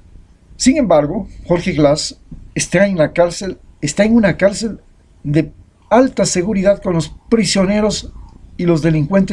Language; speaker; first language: Spanish; native; Spanish